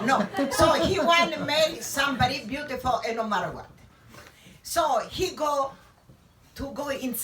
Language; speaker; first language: English; non-native, learner; Italian